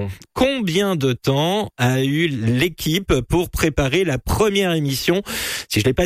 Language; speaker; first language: French; native; French